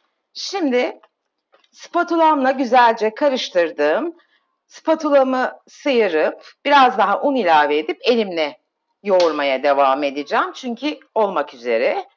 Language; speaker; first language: Turkish; native; Turkish